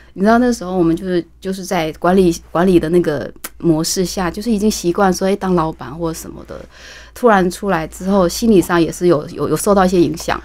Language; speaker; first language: Chinese; native; Chinese